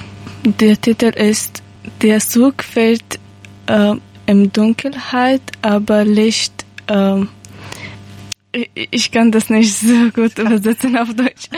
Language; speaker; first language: German; non-native, learner; Persian